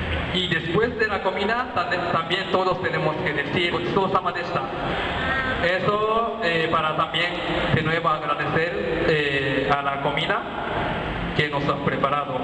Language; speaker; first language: Spanish; non-native, learner; Japanese